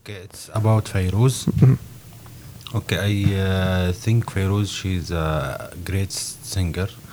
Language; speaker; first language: English; non-native, fluent; Arabic